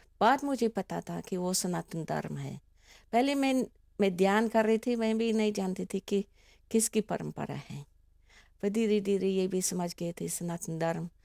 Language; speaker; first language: Hindi; non-native, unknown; English